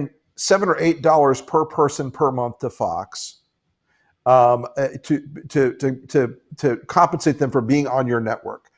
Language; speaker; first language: English; native; English